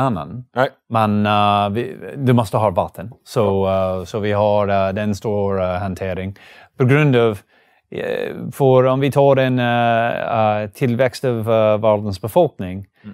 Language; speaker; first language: Swedish; non-native, learner; English